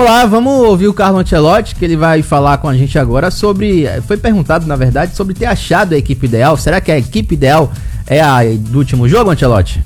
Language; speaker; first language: Portuguese; native; Portuguese